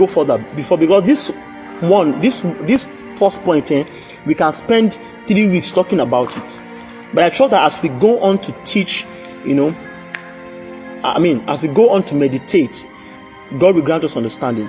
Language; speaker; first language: English; non-native, local second language; Yoruba